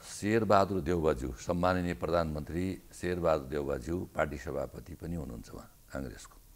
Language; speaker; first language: Nepali; native; Nepali